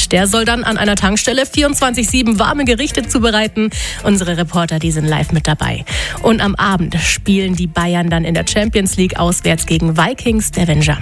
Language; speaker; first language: German; native; German